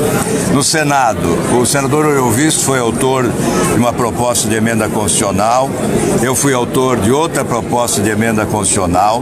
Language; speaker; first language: Portuguese; native; Portuguese